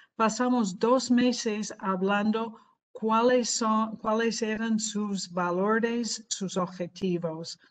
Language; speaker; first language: Spanish; non-native, fluent; English